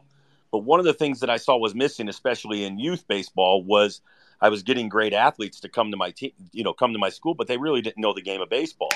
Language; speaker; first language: English; native; English